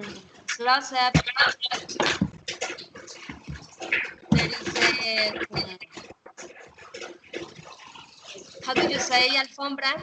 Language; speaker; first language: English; non-native, learner; Spanish